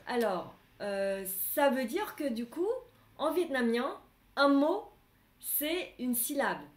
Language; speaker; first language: French; non-native, fluent; Vietnamese